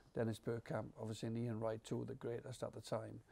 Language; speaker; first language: English; native; English